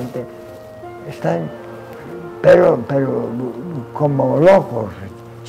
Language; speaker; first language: Spanish; native; Spanish